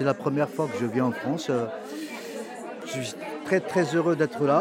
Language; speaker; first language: French; non-native, local second language; Kabyle